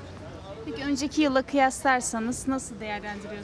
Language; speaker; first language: Turkish; native; Turkish